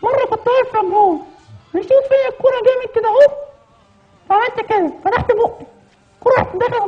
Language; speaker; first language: Arabic; native; Arabic